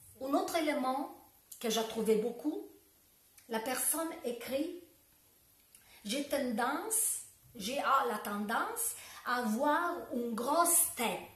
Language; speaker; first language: French; non-native, learner; Italian